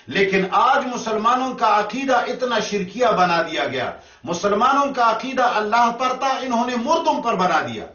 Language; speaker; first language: Urdu; non-native, local second language; Pashto